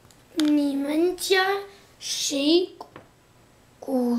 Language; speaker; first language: Chinese; early bilingual, heritage; English